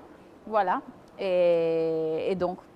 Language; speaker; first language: French; non-native, fluent; Italian